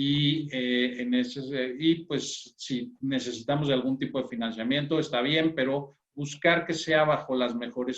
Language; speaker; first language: Spanish; native; Spanish